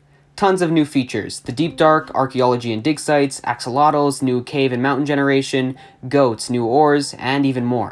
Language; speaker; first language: English; native; English